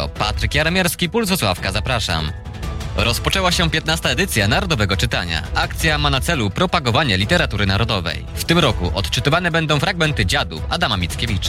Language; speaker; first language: Polish; native; Polish